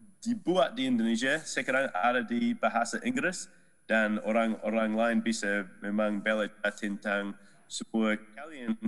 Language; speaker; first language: Indonesian; non-native, learner; Dutch